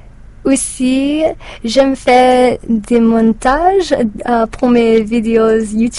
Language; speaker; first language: French; non-native, learner; English